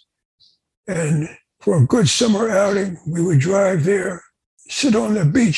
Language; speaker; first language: English; native; English